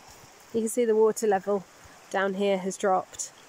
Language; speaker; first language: English; native; English